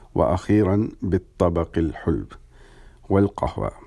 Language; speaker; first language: Arabic; non-native, learner; English